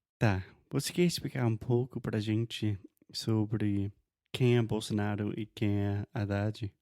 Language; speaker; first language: Portuguese; non-native, fluent; English